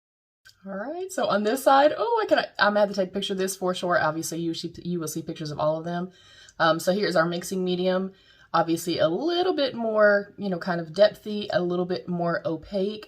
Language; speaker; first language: English; native; English